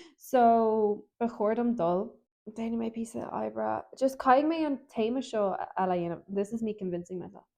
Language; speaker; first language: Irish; non-native, local second language; English